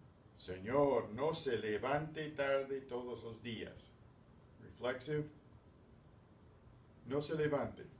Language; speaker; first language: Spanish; non-native, fluent; English